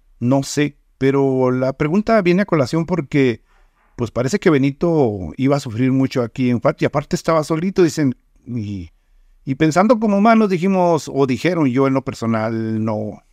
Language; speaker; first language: Spanish; native; Spanish